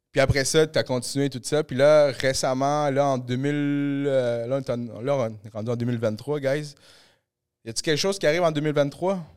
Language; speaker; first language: French; native; French